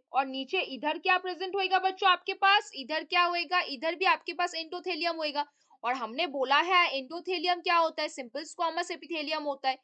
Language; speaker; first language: Hindi; native; Hindi